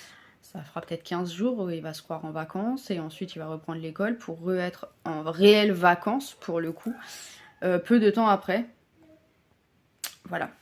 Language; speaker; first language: French; native; French